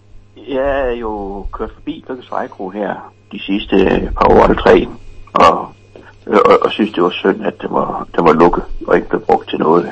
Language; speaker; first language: Danish; native; Danish